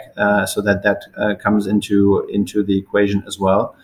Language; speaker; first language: English; non-native, fluent; German